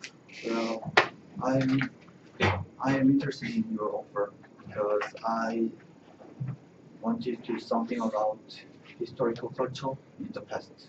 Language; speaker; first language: English; non-native, learner; Korean